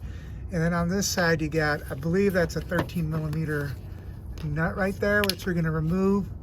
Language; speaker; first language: English; native; English